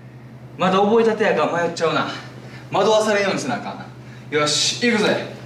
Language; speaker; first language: Japanese; native; Japanese